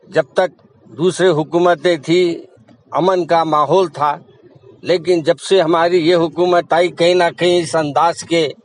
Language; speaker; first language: Hindi; non-native, local second language; Urdu